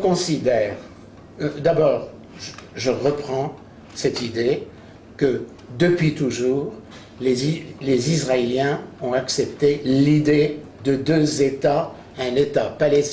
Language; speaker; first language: French; native; French